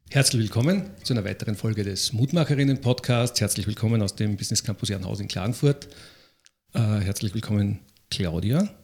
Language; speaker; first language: German; native; German